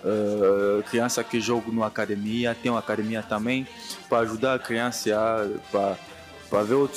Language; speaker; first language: Portuguese; non-native, learner; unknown